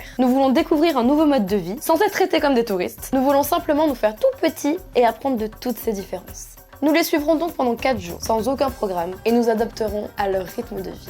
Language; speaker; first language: French; native; French